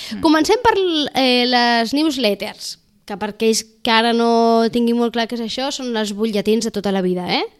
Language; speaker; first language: Catalan; native; Catalan